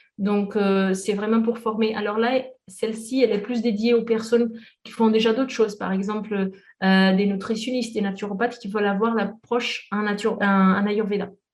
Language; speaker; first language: French; non-native, fluent; Portuguese